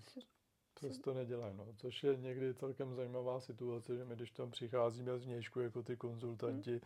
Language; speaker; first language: Czech; native; Czech